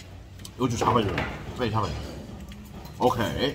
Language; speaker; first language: Korean; native; Korean